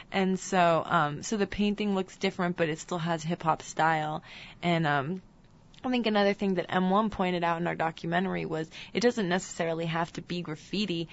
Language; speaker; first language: English; native; English